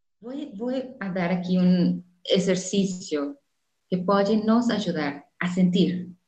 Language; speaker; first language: Spanish; non-native, fluent; Portuguese